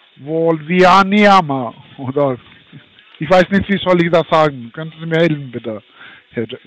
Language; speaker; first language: German; non-native, learner; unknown